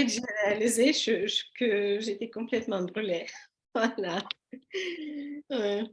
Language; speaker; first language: French; non-native, learner; Russian